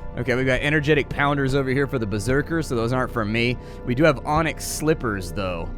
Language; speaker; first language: English; native; English